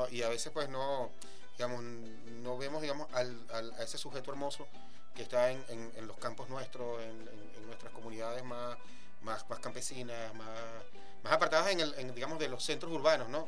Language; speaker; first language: Spanish; native; Spanish